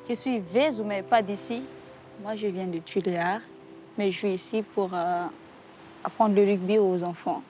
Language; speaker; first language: French; non-native, local second language; Malagasy